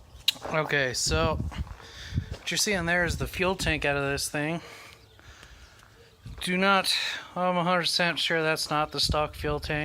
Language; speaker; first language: English; native; English